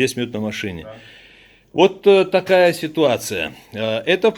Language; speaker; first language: Russian; native; Russian